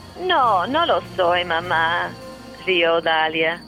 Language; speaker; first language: Spanish; early bilingual, heritage; Spanish